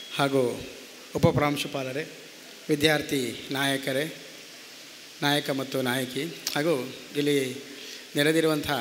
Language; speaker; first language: Kannada; native; Kannada